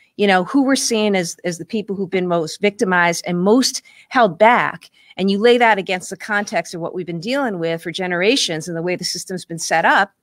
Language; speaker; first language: English; native; English